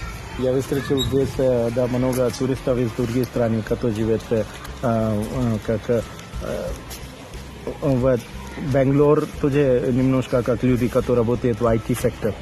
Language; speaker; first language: Russian; non-native, learner; Hindi